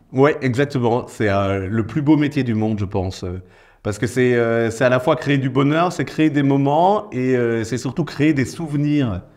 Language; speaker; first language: French; native; French